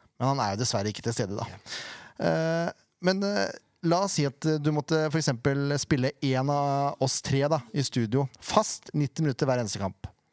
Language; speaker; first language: Norwegian; native; Norwegian